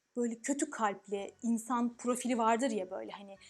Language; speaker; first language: Turkish; early bilingual, heritage; Arabic